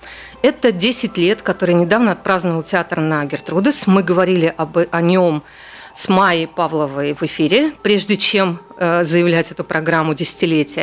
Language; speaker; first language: Russian; native; Russian